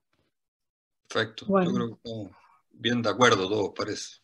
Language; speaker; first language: Spanish; native; Spanish